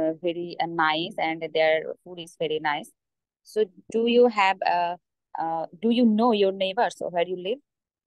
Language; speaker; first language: English; non-native, local second language; Bangla